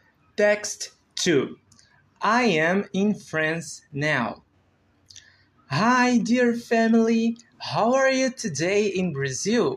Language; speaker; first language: English; non-native, learner; Portuguese